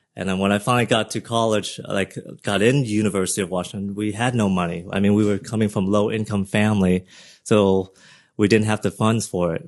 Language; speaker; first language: English; early bilingual, other home language; Vietnamese